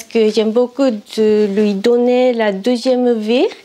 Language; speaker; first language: French; non-native, learner; Japanese